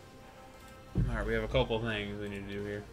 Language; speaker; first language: English; native; English